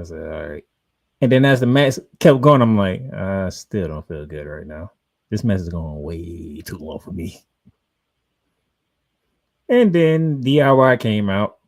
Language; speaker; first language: English; native; English